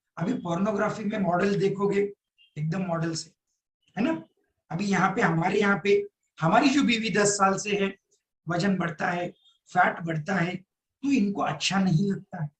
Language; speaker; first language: Hindi; non-native, local second language; Marathi